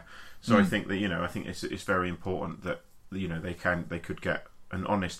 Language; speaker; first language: English; native; English